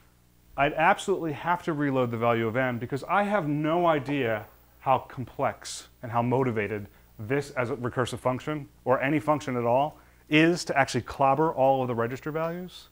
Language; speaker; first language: English; native; English